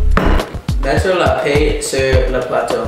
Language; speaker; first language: French; non-native, learner; English